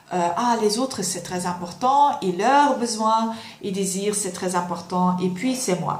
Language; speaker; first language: French; non-native, local second language; Dutch